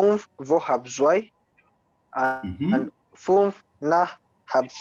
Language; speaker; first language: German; non-native, learner; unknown